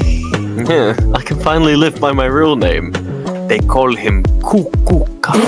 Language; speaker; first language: English; native; English